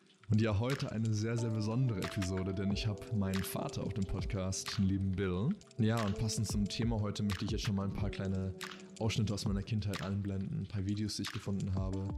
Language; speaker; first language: German; early bilingual, heritage; German